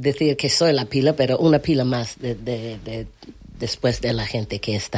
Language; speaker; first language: Spanish; non-native, fluent; English